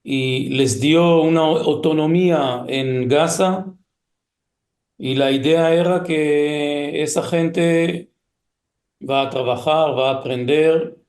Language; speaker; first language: Spanish; early bilingual, heritage; Hebrew